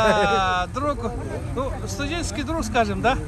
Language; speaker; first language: Russian; native; Russian